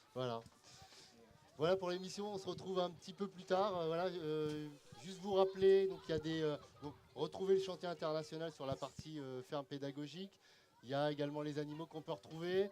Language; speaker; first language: French; native; French